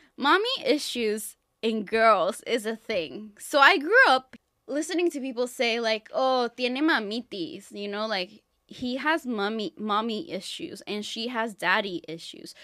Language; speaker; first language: English; non-native, fluent; Spanish